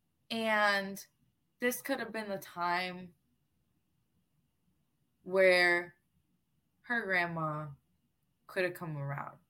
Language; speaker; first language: English; non-native, local second language; Spanish